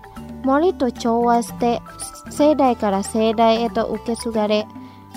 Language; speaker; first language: Japanese; non-native, fluent; Indonesian